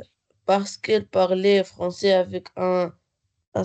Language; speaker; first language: French; non-native, learner; Arabic